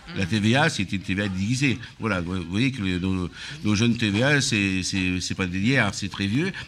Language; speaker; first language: French; native; French